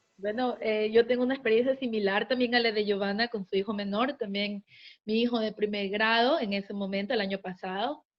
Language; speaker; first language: Spanish; native; Spanish